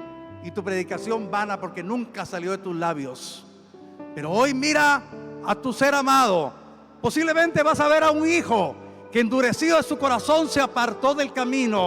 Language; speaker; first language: Spanish; native; Spanish